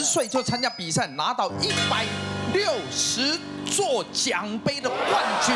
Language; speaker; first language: Chinese; native; Chinese